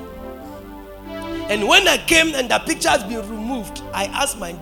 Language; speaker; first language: English; non-native, local second language; Akan